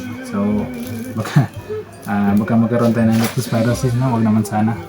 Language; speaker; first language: Filipino; native; Filipino